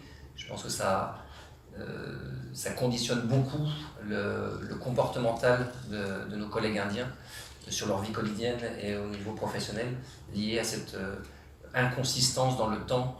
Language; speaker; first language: French; native; French